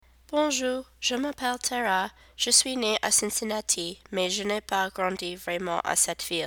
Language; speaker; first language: French; non-native, learner; English